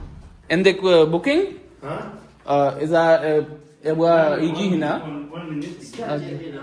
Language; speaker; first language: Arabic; non-native, learner; Punjabi